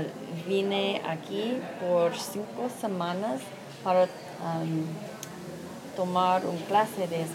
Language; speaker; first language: Spanish; non-native, learner; English